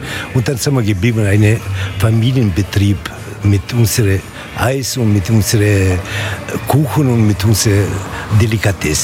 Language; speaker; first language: German; non-native, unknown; Italian